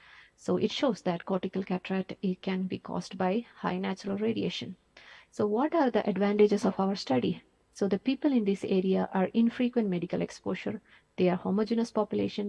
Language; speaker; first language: English; non-native, local second language; Malayalam